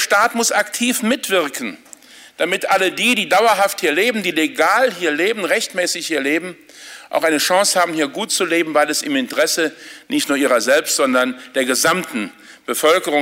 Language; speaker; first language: German; native; German